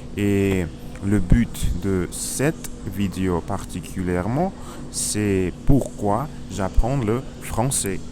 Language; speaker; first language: French; non-native, learner; Russian